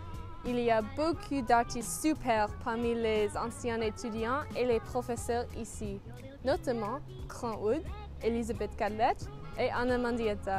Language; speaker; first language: French; non-native, learner; English